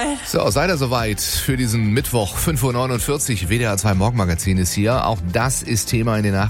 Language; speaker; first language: German; native; German